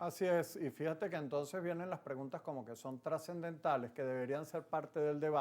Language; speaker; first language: Spanish; native; Spanish